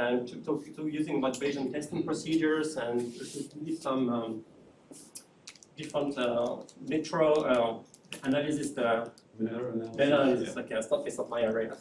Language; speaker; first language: English; non-native, fluent; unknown